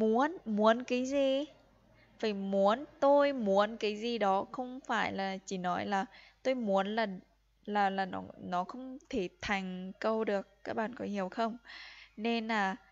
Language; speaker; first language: Vietnamese; non-native, fluent; Lao